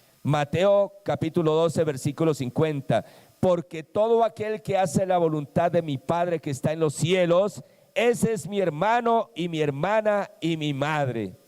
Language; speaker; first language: Spanish; native; Spanish